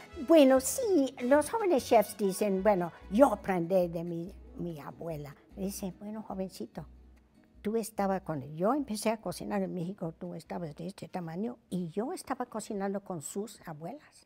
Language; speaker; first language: Spanish; non-native, fluent; English